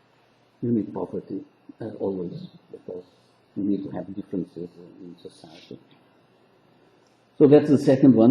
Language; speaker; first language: English; non-native, local second language; Portuguese